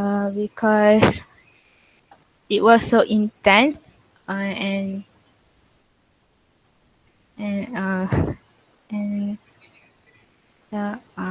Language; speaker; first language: English; non-native, local second language; Malay